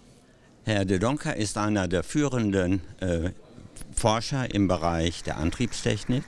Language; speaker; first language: German; native; German